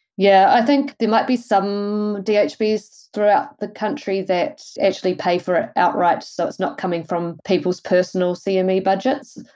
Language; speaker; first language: English; native; English